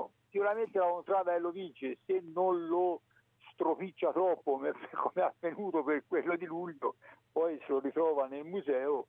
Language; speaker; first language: Italian; native; Italian